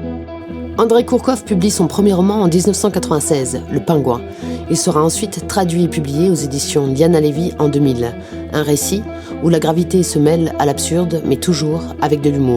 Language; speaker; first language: French; native; French